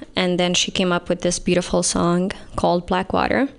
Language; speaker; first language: English; non-native, fluent; Arabic